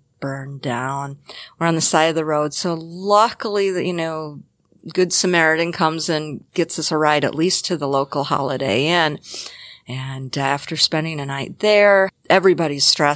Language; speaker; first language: English; native; English